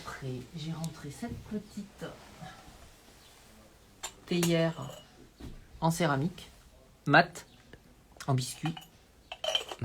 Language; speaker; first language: French; native; French